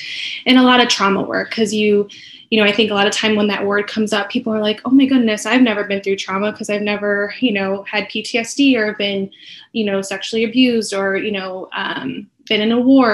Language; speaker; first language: English; native; English